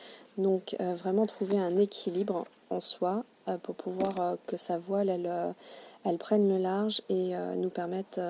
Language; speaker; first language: French; native; French